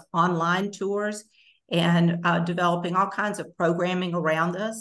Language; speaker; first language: English; native; English